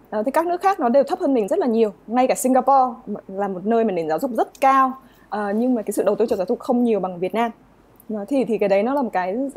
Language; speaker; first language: Vietnamese; native; Vietnamese